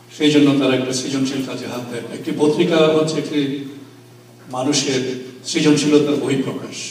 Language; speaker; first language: Bangla; native; Bangla